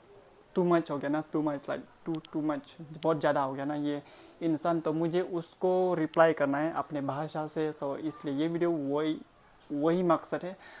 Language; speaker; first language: Hindi; non-native, local second language; Khasi